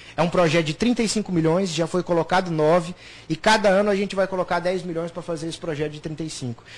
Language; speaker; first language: Portuguese; native; Portuguese